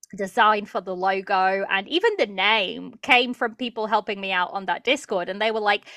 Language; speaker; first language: English; early bilingual, other home language; Portuguese